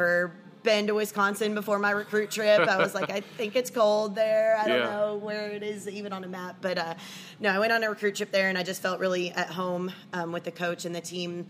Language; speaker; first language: English; native; English